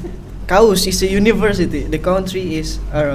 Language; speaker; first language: English; non-native, learner; Indonesian